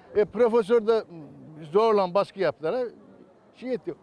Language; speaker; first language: Turkish; native; Turkish